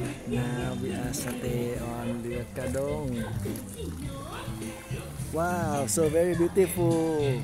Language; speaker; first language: English; non-native, learner; Thai